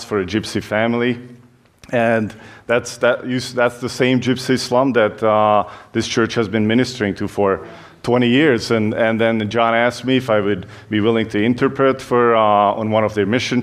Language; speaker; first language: English; non-native, fluent; Hungarian